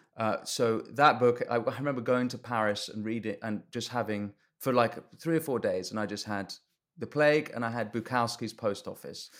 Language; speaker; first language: English; native; English